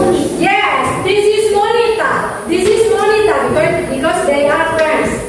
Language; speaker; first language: English; non-native, fluent; Indonesian